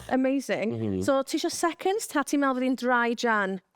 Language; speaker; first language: Welsh; native; Welsh